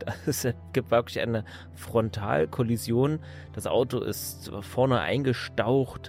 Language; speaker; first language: German; native; German